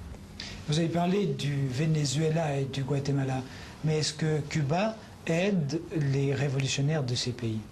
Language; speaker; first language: French; native; French